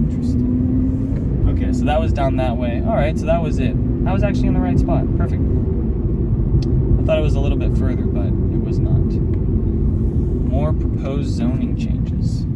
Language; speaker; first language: English; native; English